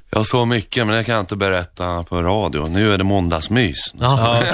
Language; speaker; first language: Swedish; non-native, fluent; Norwegian